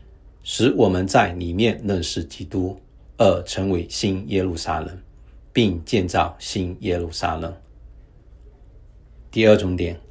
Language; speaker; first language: Chinese; native; Chinese